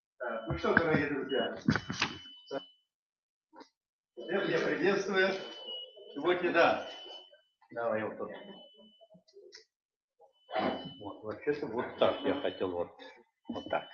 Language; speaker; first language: Russian; non-native, local second language; Bashkir